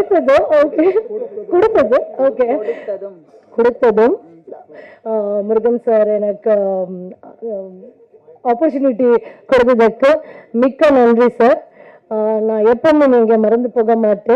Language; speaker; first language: Tamil; non-native, learner; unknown